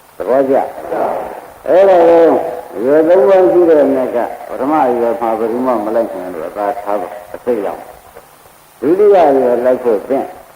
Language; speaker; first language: Burmese; native; Burmese